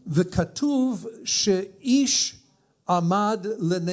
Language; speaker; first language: Hebrew; non-native, fluent; English